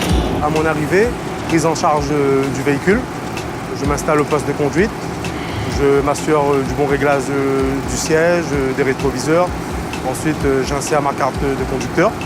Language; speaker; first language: French; native; French